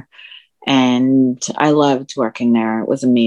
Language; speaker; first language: English; early bilingual, other home language; Spanish